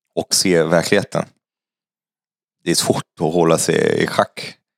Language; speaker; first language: Swedish; non-native, fluent; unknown